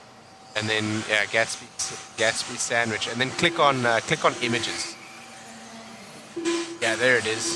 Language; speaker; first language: English; native; English